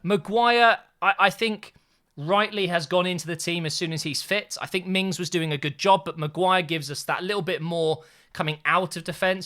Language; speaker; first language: English; native; English